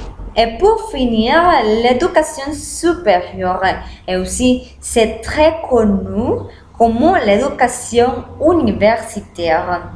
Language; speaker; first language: French; non-native, learner; Spanish